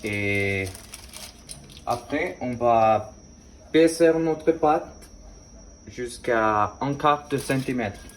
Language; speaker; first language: French; non-native, learner; Spanish